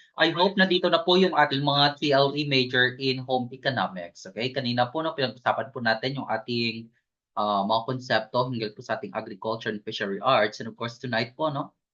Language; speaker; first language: Filipino; non-native, local second language; Hiligaynon